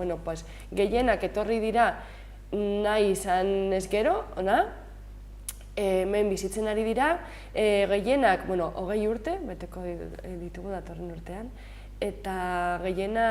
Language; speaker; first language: Basque; native; Basque